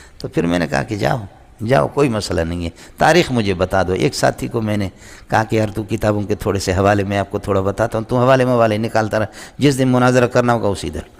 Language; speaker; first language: Urdu; non-native, local second language; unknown